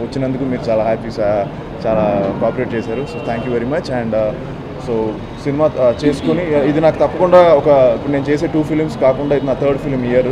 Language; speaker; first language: Telugu; native; Telugu